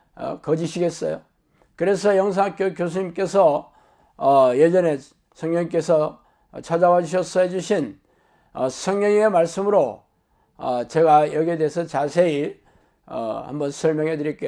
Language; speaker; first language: Korean; native; Korean